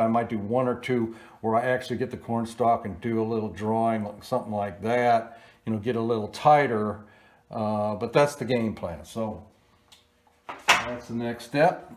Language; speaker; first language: English; native; English